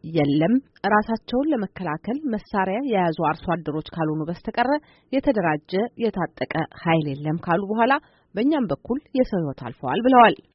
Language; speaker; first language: Amharic; native; Amharic